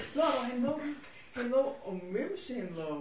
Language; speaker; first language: Hebrew; non-native, learner; English